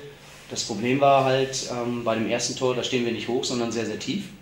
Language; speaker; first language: German; native; German